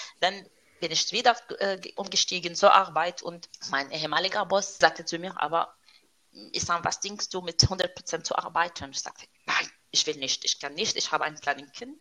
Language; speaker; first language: German; non-native, fluent; Arabic